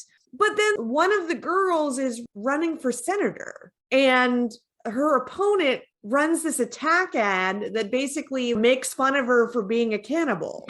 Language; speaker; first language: English; native; English